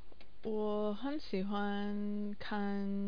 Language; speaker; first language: Chinese; non-native, learner; English